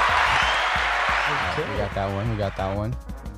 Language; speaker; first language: English; non-native, local second language; Filipino